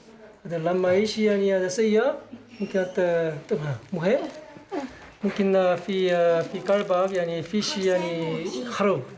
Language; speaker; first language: Arabic; non-native, learner; Korean